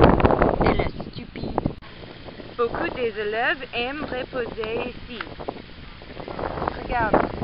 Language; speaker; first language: French; non-native, learner; English